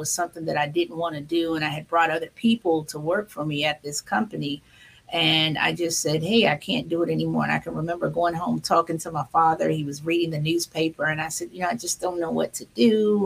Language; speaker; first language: English; native; English